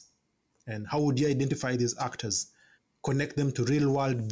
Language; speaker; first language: English; non-native, local second language; Ganda